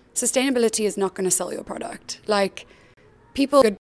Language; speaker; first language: English; native; English